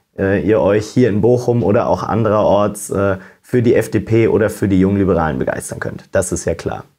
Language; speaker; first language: German; native; German